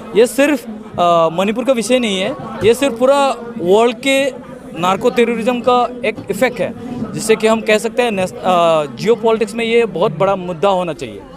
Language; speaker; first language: Hindi; non-native, local second language; Manipuri